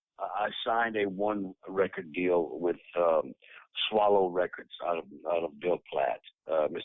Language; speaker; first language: English; native; English